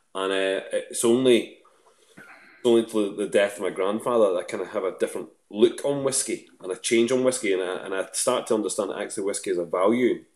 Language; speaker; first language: English; native; English